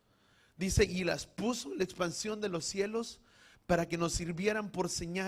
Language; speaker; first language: Spanish; native; Spanish